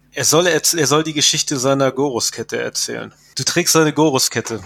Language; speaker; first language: German; native; German